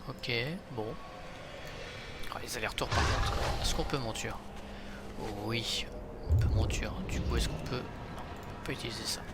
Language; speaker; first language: French; native; French